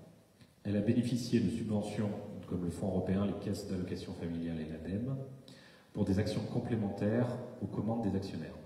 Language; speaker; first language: French; native; French